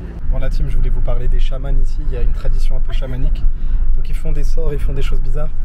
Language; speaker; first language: French; native; French